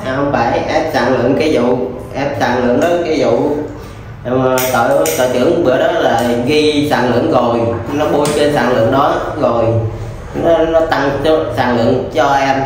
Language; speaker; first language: Vietnamese; non-native, local second language; Khmer